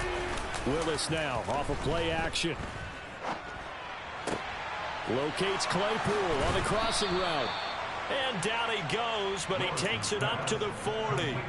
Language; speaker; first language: English; native; English